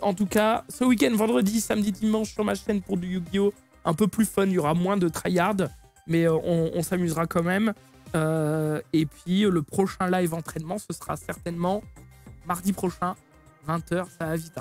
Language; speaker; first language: French; native; French